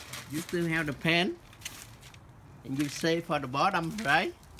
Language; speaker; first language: English; non-native, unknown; Vietnamese